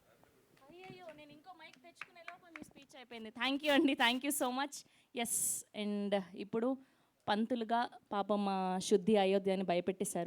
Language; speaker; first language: Telugu; native; Telugu